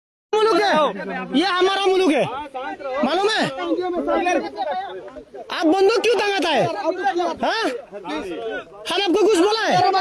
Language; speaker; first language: Hindi; non-native, learner; Bangla